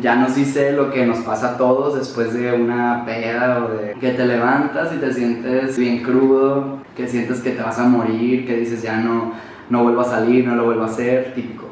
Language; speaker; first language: Spanish; native; Spanish